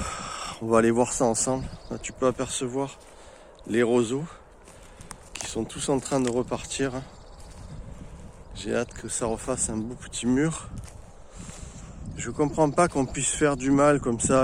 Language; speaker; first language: French; native; French